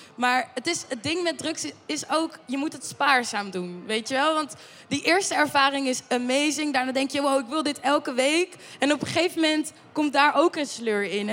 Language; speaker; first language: Dutch; native; Dutch